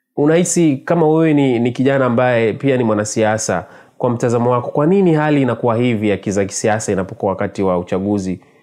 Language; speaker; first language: Swahili; native; Swahili